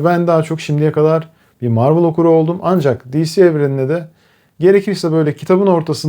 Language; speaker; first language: Turkish; native; Turkish